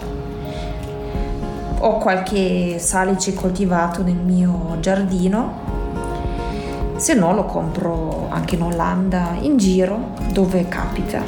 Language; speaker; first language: Italian; non-native, fluent; German